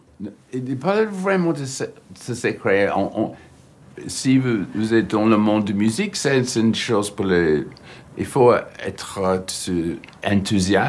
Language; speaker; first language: French; non-native, learner; English